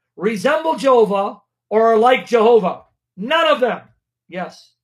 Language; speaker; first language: English; native; English